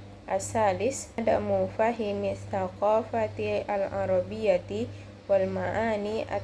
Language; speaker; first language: Arabic; non-native, learner; Indonesian